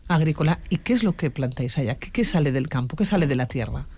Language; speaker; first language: Spanish; native; Spanish